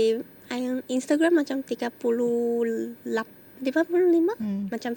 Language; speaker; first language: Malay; non-native, local second language; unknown